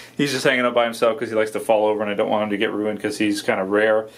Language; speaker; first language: English; native; English